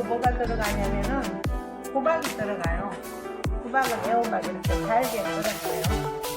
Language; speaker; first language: Korean; native; Korean